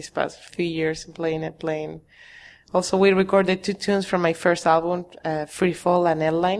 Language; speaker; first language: English; non-native, fluent; Spanish